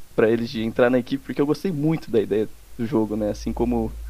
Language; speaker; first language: Portuguese; native; Portuguese